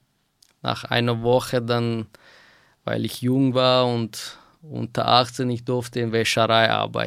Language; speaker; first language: German; non-native, fluent; Persian